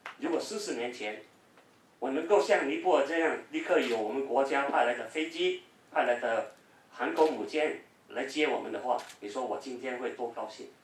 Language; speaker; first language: Chinese; early bilingual, heritage; Cantonese